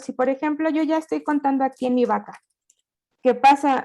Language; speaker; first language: Spanish; native; Spanish